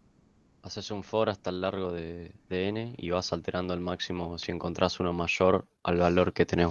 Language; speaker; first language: Spanish; native; Spanish